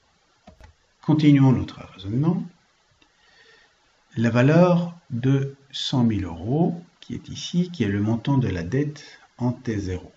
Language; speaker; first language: French; native; French